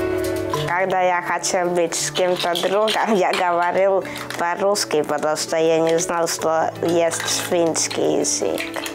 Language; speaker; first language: Russian; early bilingual, heritage; Russian